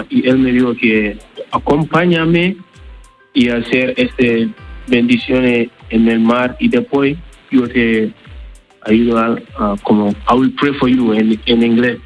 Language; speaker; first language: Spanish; non-native, learner; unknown